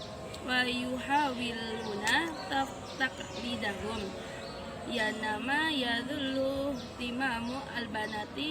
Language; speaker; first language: Arabic; non-native, learner; Indonesian